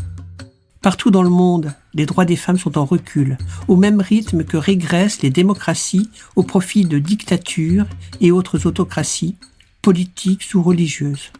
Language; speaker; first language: French; native; French